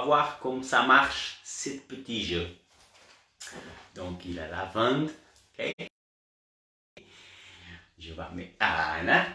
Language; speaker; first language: French; non-native, learner; Portuguese